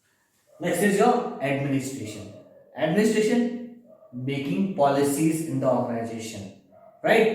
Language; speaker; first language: English; non-native, local second language; Hindi